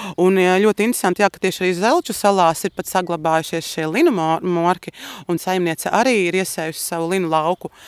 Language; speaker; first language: Latvian; native; Latvian